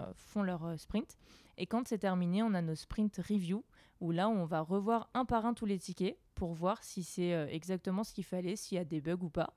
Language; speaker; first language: French; native; French